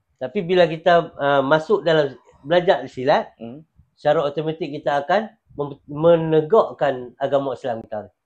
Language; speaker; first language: Malay; native; Malay